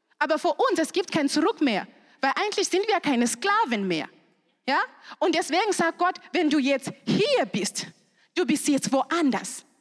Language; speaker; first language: German; non-native, fluent; Shona